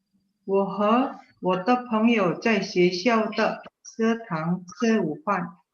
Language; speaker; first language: Chinese; non-native, learner; Indonesian